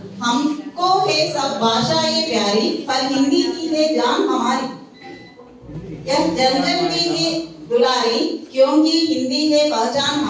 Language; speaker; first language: Hindi; non-native, local second language; Telugu